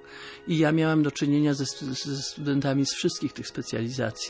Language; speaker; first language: Polish; native; Polish